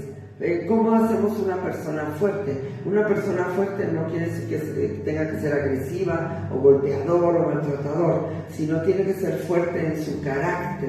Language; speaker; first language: Spanish; native; Spanish